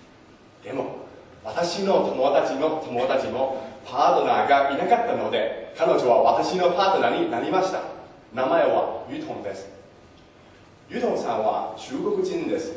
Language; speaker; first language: Japanese; non-native, learner; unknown